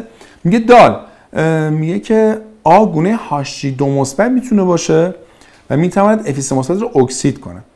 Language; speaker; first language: Persian; native; Persian